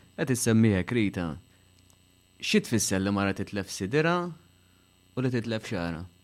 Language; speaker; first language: Maltese; native; Maltese